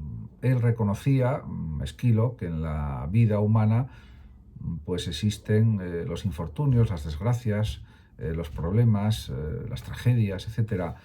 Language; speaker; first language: Spanish; native; Spanish